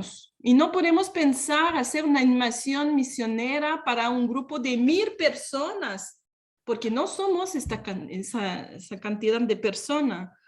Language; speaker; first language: Spanish; non-native, fluent; French